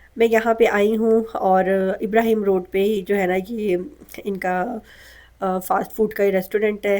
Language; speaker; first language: Urdu; native; Urdu